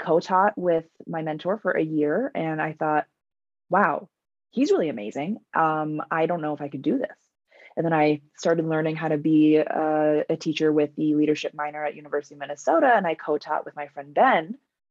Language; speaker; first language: English; native; English